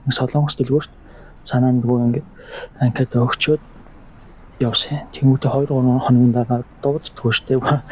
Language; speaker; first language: Mongolian; native; Mongolian